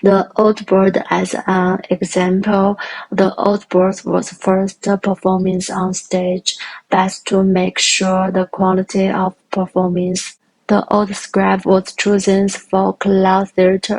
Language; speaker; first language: English; non-native, learner; Chinese